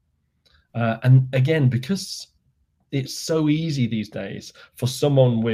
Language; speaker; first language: English; native; English